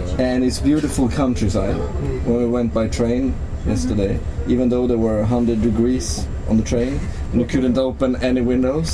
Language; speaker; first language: English; non-native, fluent; Swedish